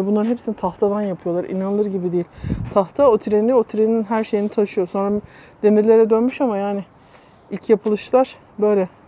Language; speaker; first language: Turkish; native; Turkish